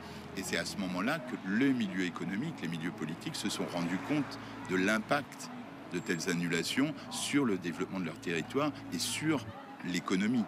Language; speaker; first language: French; native; French